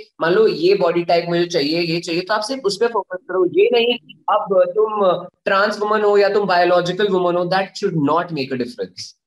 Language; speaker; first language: Hindi; native; Hindi